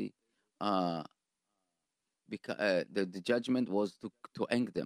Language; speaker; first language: English; non-native, fluent; Hebrew